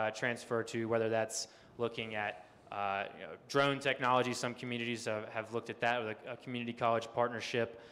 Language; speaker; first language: English; native; English